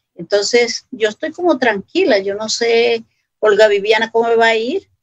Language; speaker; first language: Spanish; non-native, local second language; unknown